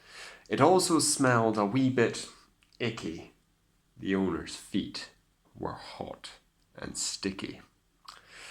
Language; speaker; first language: English; native; English